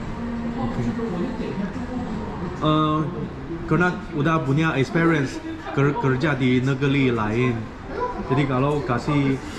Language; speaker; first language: Indonesian; non-native, learner; Chinese